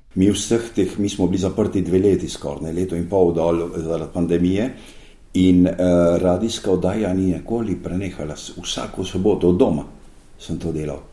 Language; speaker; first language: Slovenian; early bilingual, heritage; Slovenian